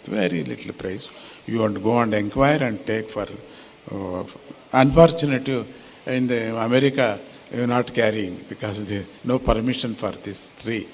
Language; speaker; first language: English; non-native, local second language; Telugu